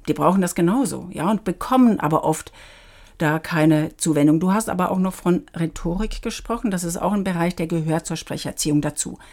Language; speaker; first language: German; native; German